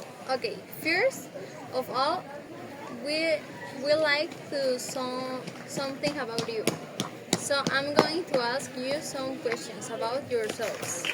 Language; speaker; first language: English; non-native, learner; Spanish